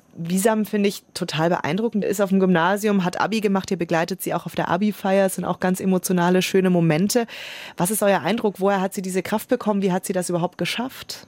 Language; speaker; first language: German; native; German